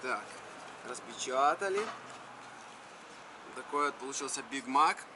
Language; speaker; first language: Russian; native; Russian